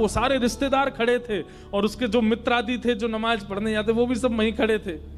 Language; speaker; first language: Hindi; native; Hindi